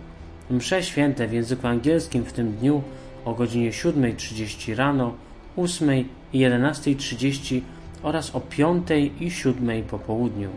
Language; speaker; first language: Polish; native; Polish